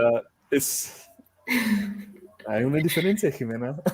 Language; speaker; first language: Spanish; non-native, fluent; English